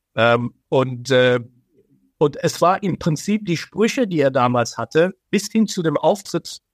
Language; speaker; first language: German; early bilingual, other home language; Persian